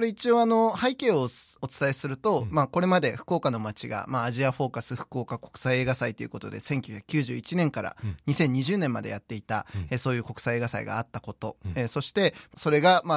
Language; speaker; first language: Japanese; native; Japanese